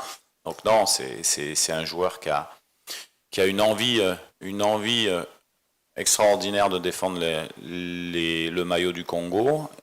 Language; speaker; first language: French; native; French